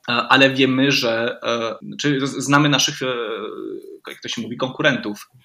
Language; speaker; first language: Polish; early bilingual, heritage; Polish